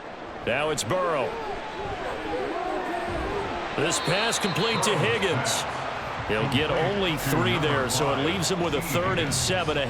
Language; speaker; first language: English; native; English